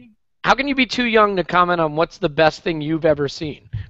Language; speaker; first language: English; native; English